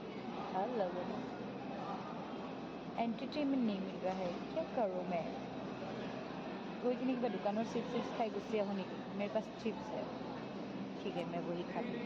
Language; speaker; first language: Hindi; non-native, local second language; Assamese